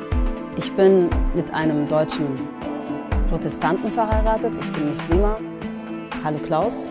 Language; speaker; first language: German; early bilingual, other home language; Turkish